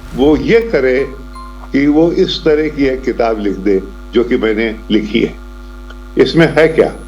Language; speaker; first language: Urdu; native; Urdu